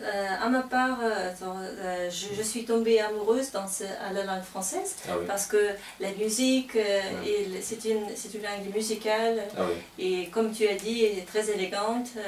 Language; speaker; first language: French; non-native, fluent; Kazakh